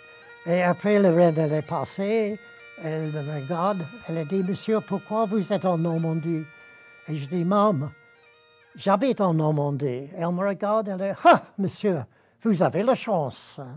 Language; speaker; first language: French; non-native, fluent; English